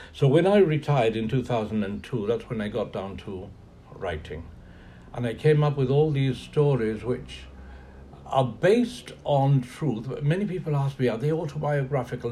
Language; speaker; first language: English; non-native, local second language; Spanish